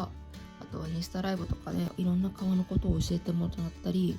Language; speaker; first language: Japanese; native; Japanese